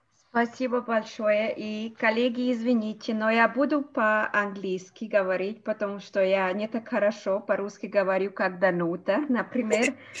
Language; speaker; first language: Russian; non-native, learner; Hungarian